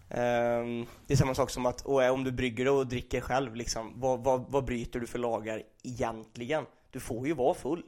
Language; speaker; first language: Swedish; native; Swedish